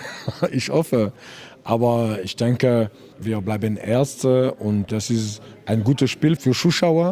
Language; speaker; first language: German; non-native, learner; French